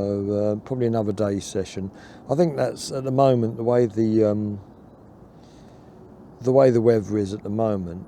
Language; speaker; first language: English; native; English